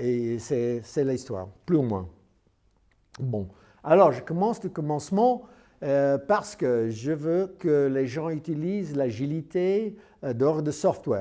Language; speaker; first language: French; non-native, learner; English